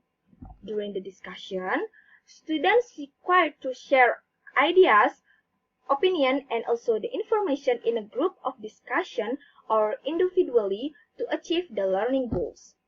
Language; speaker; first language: English; non-native, learner; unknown